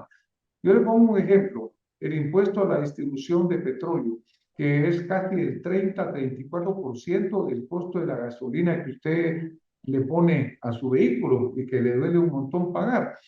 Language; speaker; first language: Spanish; native; Spanish